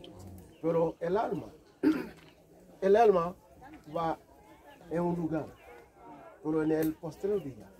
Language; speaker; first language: Spanish; non-native, learner; Haitian Creole